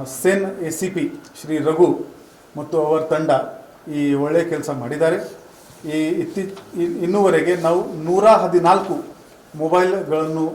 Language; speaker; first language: Kannada; non-native, fluent; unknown